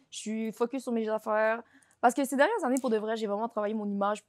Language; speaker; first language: French; native; French